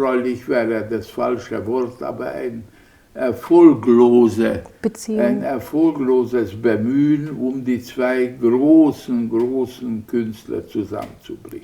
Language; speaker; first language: German; non-native, fluent; Hungarian